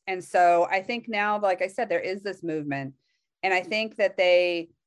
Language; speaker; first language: English; native; English